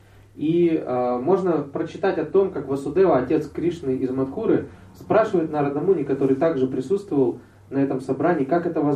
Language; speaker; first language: Russian; native; Russian